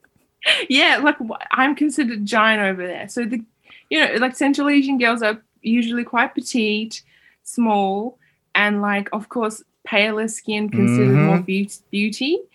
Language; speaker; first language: English; early bilingual, other home language; Uyghur